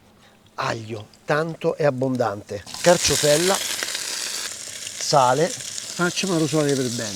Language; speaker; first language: Italian; native; Italian